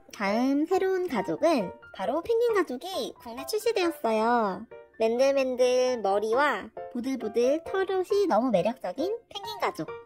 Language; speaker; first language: Korean; native; Korean